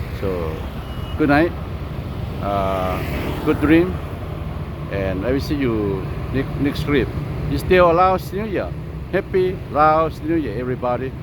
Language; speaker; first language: English; non-native, learner; Lao